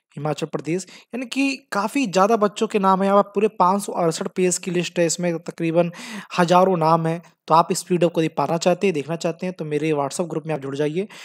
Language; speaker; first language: Hindi; native; Hindi